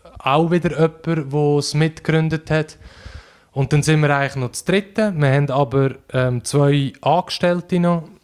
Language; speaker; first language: German; native; German